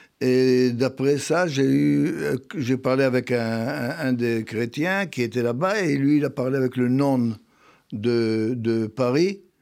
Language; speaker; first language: French; non-native, fluent; Hebrew